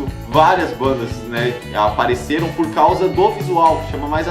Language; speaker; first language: Portuguese; native; Portuguese